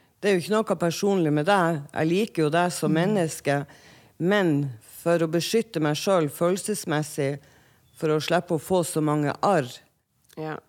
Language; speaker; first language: Norwegian; non-native, fluent; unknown